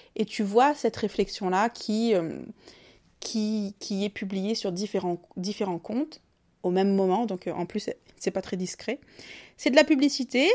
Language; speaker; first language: French; native; French